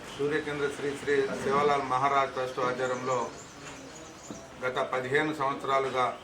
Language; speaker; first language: Telugu; non-native, local second language; Lambadi